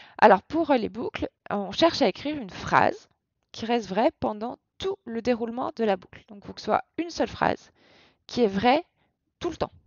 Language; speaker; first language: French; native; French